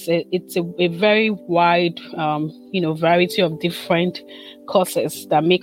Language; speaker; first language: English; non-native, local second language; Igbo